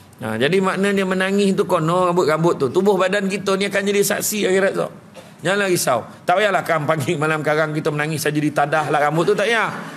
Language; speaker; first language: Malay; native; Malay